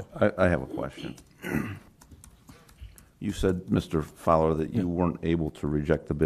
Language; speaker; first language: English; native; English